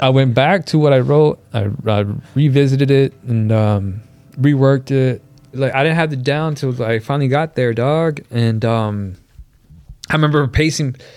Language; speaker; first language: English; early bilingual, other home language; Spanish